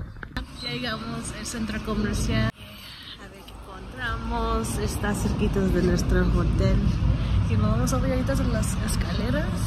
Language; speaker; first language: Spanish; early bilingual, heritage; Spanish